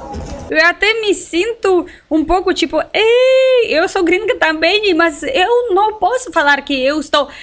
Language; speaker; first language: Portuguese; non-native, learner; Russian